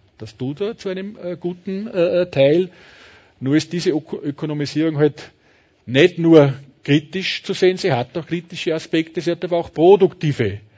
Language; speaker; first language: German; native; German